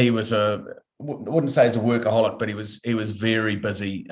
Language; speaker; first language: English; native; English